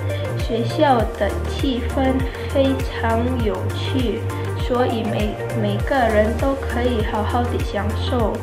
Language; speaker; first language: Chinese; non-native, learner; Indonesian